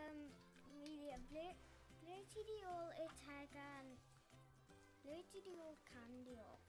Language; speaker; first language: Welsh; non-native, local second language; English